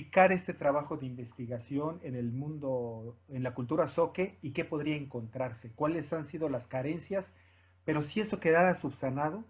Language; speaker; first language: Spanish; native; Spanish